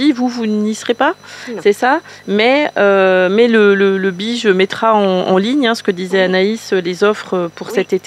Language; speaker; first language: French; native; French